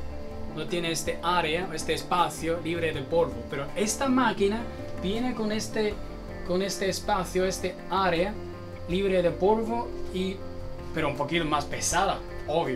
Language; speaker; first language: Spanish; non-native, learner; Chinese